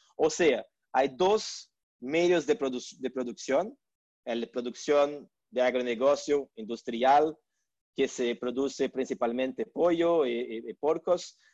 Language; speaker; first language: Spanish; non-native, learner; Portuguese